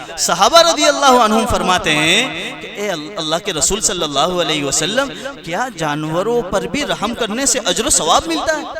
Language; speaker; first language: Urdu; non-native, local second language; Gujarati